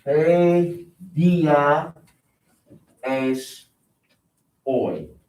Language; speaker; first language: Spanish; non-native, fluent; English